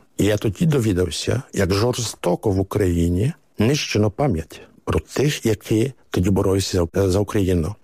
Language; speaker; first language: Ukrainian; early bilingual, heritage; Ukrainian